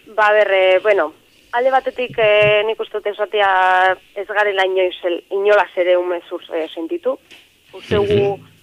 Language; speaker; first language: Basque; non-native, local second language; Spanish